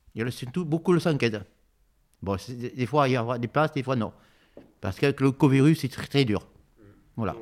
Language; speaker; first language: French; native; French